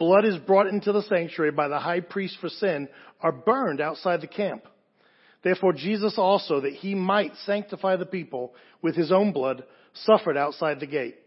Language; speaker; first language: English; native; English